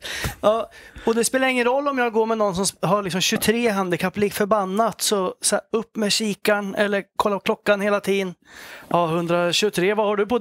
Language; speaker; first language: Swedish; native; Swedish